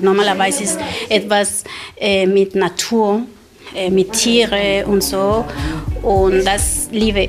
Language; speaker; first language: German; non-native, learner; Spanish